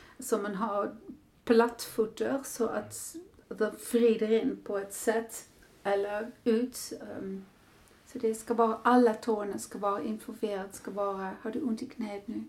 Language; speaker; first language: Swedish; non-native, fluent; Dutch